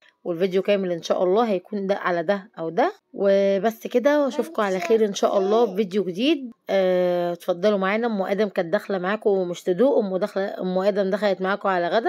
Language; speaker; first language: Arabic; native; Arabic